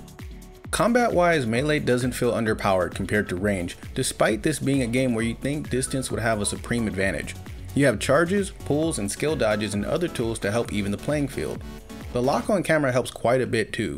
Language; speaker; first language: English; native; English